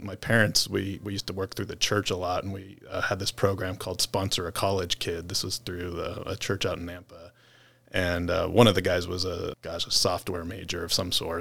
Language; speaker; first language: English; native; English